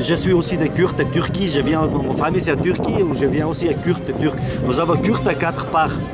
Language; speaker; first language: French; non-native, learner; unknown